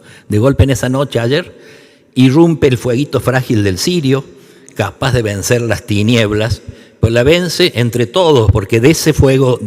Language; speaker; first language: Spanish; native; Spanish